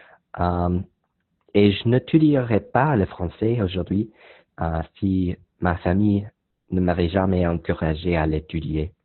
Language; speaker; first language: French; non-native, learner; English